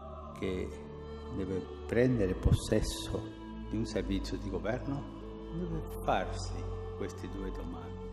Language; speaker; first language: Italian; non-native, fluent; Spanish